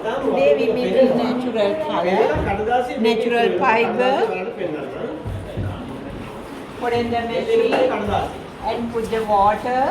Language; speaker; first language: English; non-native, learner; Sinhala